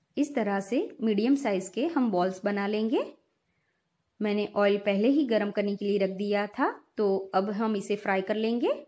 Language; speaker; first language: Hindi; non-native, local second language; Gujarati